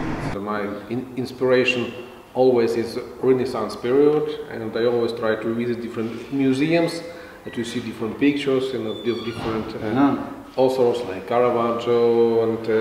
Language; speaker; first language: English; non-native, fluent; Russian